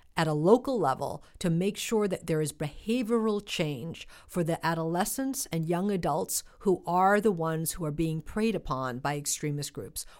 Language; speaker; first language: English; native; English